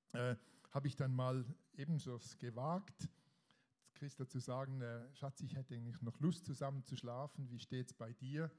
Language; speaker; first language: German; native; German